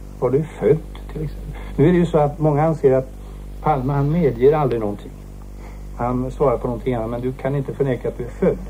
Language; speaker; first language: Swedish; native; Swedish